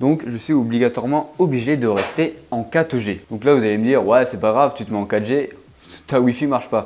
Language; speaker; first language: French; native; French